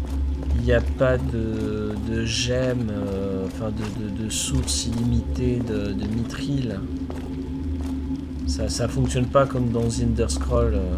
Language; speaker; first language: French; native; French